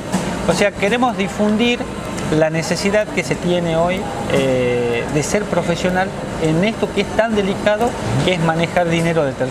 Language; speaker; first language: Spanish; native; Spanish